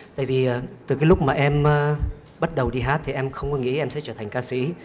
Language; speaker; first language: Vietnamese; native; Vietnamese